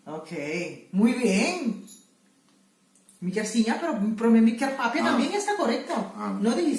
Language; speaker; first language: Spanish; non-native, fluent; Papiamento